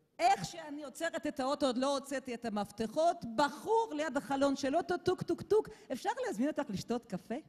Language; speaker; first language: Hebrew; non-native, fluent; Georgian